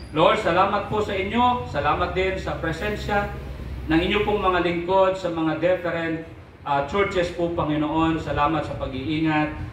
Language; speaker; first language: Filipino; non-native, local second language; Aklanon